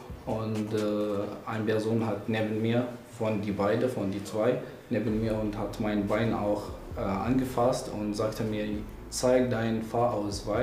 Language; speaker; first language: German; non-native, learner; Arabic